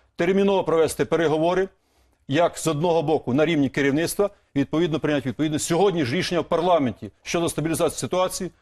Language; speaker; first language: Ukrainian; native; Ukrainian